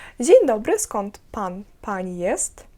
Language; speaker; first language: Polish; non-native, fluent; Ukrainian